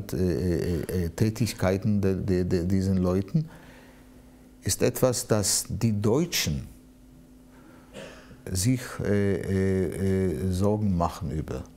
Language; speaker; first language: German; non-native, fluent; Hebrew